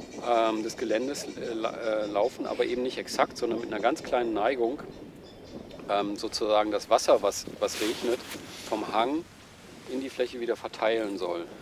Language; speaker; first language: German; native; German